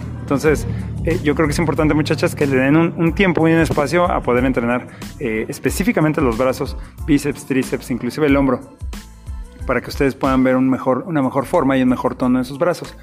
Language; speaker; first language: Spanish; native; Spanish